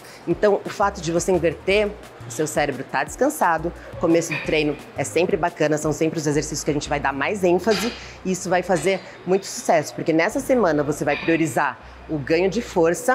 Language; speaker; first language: Portuguese; native; Portuguese